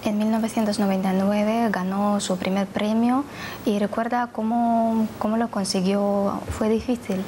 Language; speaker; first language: Spanish; non-native, fluent; Russian